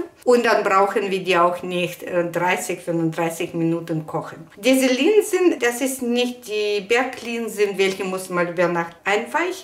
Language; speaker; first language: German; non-native, fluent; Russian